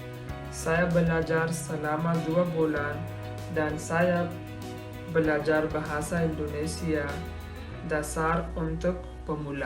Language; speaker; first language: Indonesian; non-native, learner; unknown